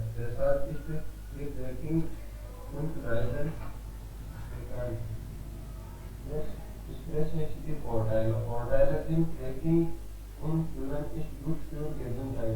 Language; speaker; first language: German; non-native, learner; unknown